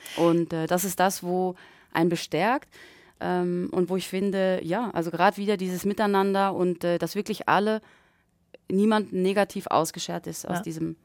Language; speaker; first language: German; native; German